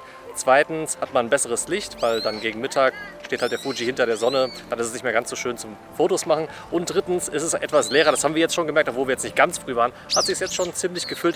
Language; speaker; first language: German; native; German